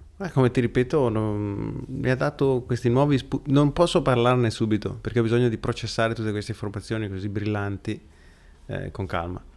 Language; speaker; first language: Italian; native; Italian